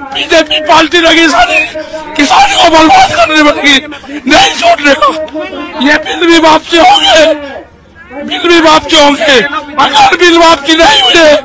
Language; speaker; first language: Hindi; native; Hindi